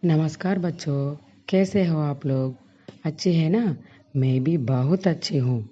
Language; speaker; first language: Hindi; non-native, local second language; Telugu